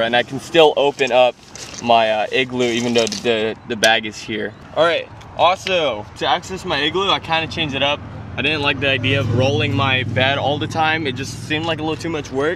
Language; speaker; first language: English; native; English